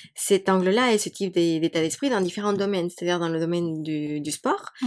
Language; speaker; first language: French; non-native, fluent; Spanish